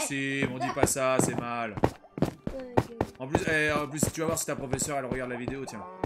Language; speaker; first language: French; native; French